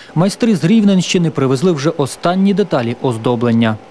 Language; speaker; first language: Ukrainian; native; Ukrainian